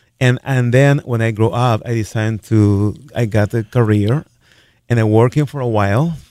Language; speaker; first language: English; non-native, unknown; Spanish